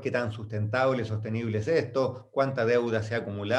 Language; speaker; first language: Spanish; native; Spanish